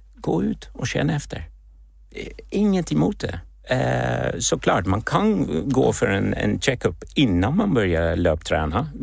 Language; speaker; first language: Swedish; non-native, fluent; Czech